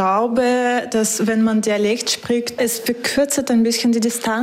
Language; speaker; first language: German; non-native, fluent; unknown